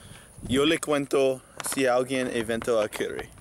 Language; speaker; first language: Spanish; non-native, learner; English